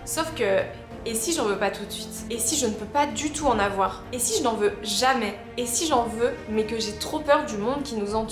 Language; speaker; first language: French; native; French